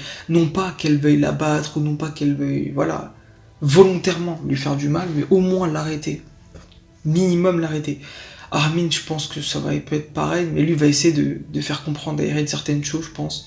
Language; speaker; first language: French; native; French